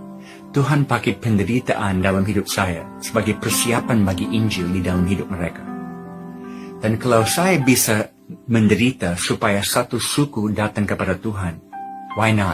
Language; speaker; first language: Indonesian; non-native, fluent; English